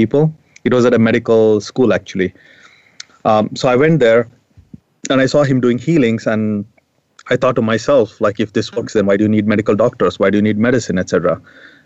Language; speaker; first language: English; non-native, local second language; Kannada